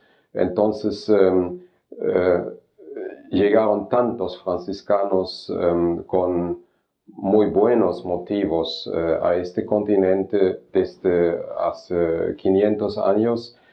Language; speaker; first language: Spanish; non-native, fluent; German